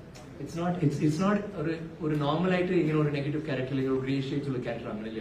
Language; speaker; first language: Malayalam; non-native, learner; Tamil